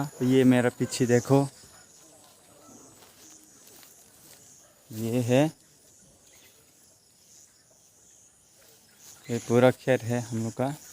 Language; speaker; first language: Hindi; non-native, local second language; Kok Borok